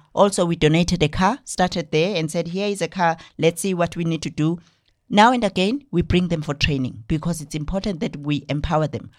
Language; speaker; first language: English; non-native, local second language; Zulu